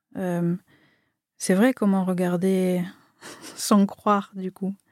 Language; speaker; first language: French; native; French